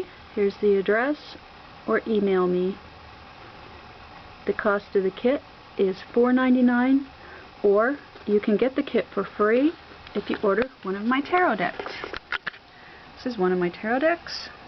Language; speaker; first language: English; native; English